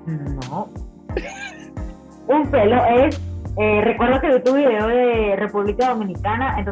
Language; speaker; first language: Spanish; native; Spanish